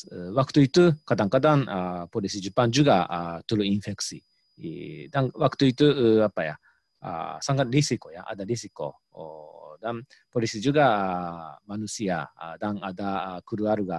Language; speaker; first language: Indonesian; non-native, fluent; Japanese